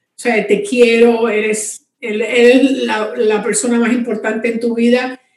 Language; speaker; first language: Spanish; native; Spanish